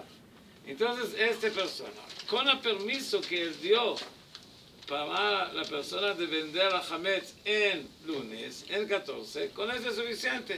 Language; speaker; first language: Spanish; non-native, learner; Hebrew